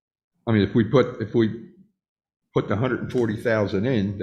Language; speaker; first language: English; native; English